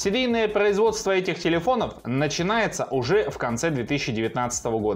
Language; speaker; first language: Russian; native; Russian